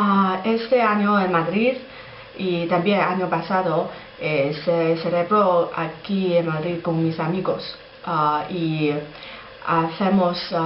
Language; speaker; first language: Spanish; non-native, learner; Chinese